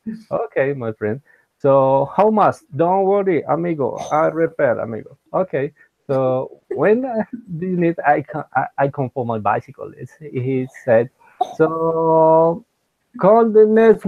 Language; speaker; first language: English; non-native, learner; Spanish